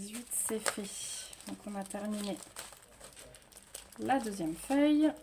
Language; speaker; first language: French; native; French